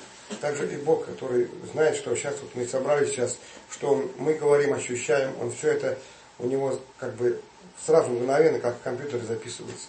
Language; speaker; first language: Russian; native; Russian